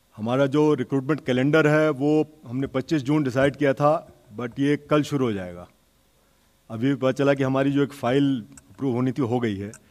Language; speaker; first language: Hindi; native; Hindi